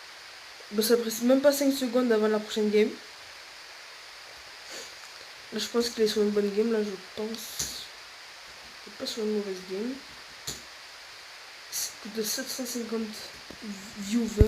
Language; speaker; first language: French; native; French